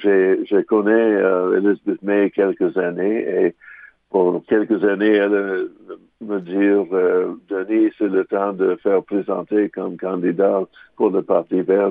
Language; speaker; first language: French; non-native, local second language; English